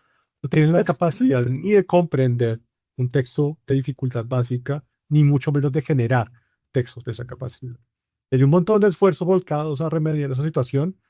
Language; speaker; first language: Spanish; native; Spanish